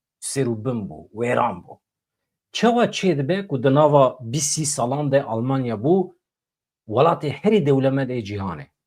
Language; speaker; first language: Kurdish; native; Kurdish